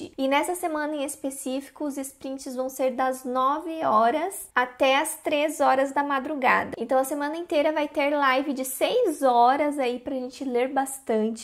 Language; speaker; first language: Portuguese; native; Portuguese